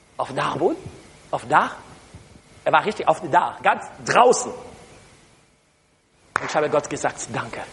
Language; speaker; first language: German; non-native, learner; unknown